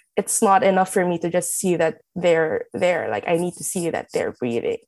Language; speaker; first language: English; non-native, local second language; Filipino